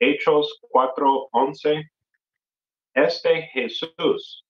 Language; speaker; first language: Spanish; non-native, fluent; English